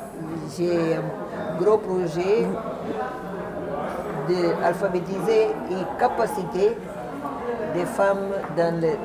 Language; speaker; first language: French; non-native, fluent; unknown